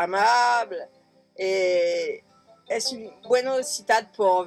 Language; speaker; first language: Spanish; non-native, learner; French